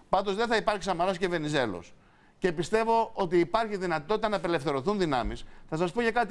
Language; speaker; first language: Greek; native; Greek